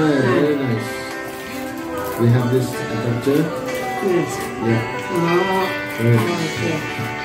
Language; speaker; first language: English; non-native, learner; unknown